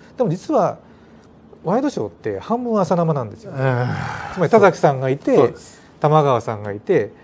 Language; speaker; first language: Japanese; native; Japanese